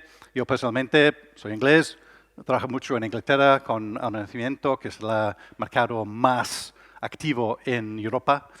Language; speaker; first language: Spanish; non-native, learner; English